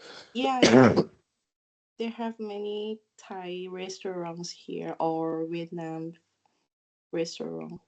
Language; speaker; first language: English; non-native, learner; Thai